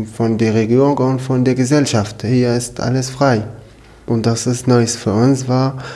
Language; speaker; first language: German; non-native, fluent; Arabic